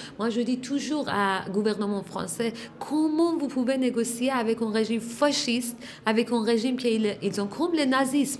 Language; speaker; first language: French; non-native, fluent; Persian